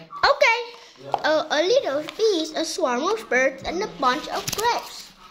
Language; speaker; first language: English; non-native, learner; Vietnamese